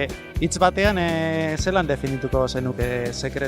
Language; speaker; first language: Basque; native; Basque